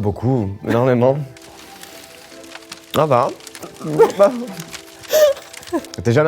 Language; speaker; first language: French; native; French